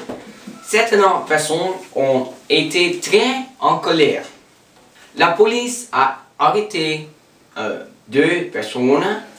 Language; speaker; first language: French; non-native, learner; English